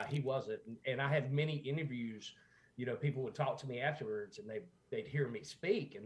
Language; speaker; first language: English; native; English